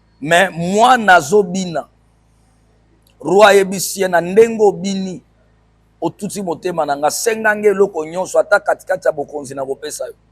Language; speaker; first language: Lingala; non-native, local second language; Swahili